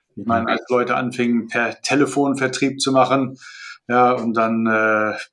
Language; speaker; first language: German; non-native, fluent; Malay